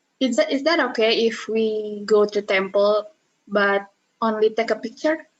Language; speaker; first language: English; non-native, learner; Indonesian